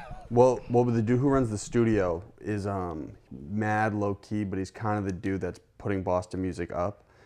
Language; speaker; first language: English; native; English